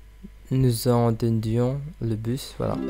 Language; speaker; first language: French; non-native, learner; English